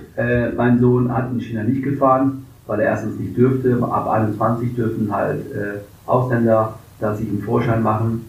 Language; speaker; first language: German; early bilingual, other home language; English